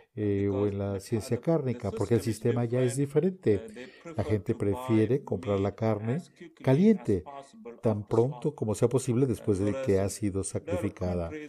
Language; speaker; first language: Spanish; non-native, fluent; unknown